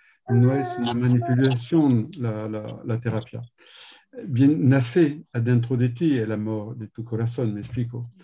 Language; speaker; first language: Spanish; non-native, learner; French